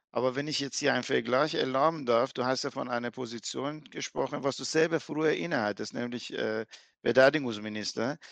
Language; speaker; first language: German; non-native, fluent; Persian